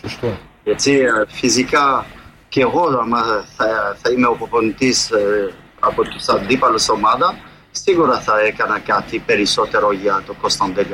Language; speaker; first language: Greek; non-native, fluent; French